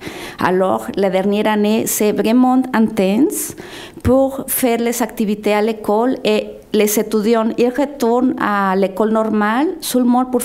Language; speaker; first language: French; non-native, fluent; Spanish